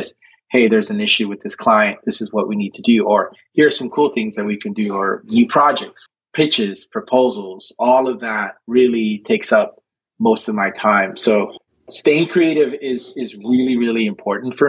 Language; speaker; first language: English; early bilingual, other home language; Spanish